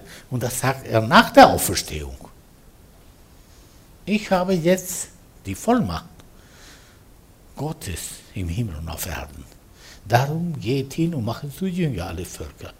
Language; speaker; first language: German; non-native, fluent; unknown